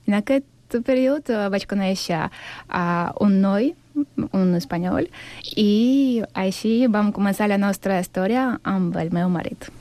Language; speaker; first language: Catalan; non-native, fluent; Russian